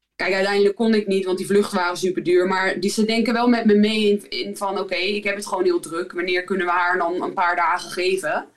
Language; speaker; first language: Dutch; native; Dutch